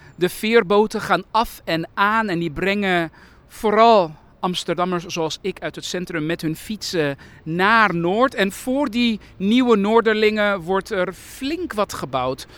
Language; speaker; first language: Dutch; early bilingual, other home language; Persian